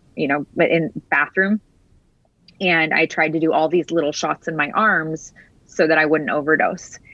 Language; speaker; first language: English; native; English